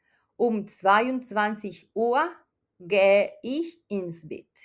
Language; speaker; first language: German; non-native, fluent; Spanish